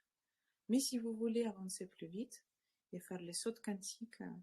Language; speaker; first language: French; non-native, learner; Russian